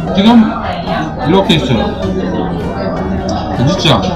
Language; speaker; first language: Korean; non-native, learner; French